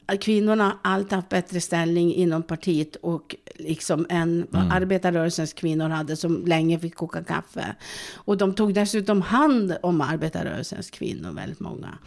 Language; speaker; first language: Swedish; native; Swedish